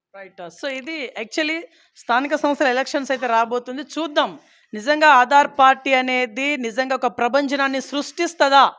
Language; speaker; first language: Telugu; native; Telugu